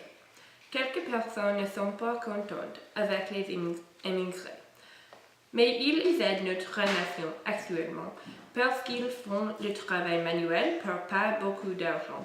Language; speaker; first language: French; non-native, learner; English